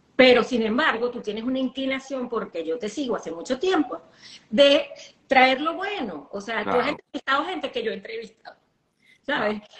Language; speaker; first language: Spanish; native; Spanish